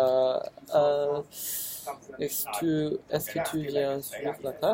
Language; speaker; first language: French; non-native, learner; Chinese